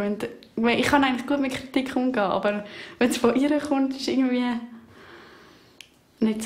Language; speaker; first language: German; native; German